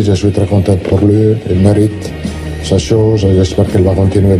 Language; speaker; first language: French; non-native, learner; Italian